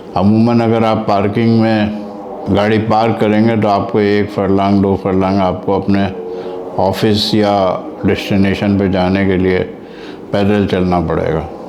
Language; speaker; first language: Urdu; native; Urdu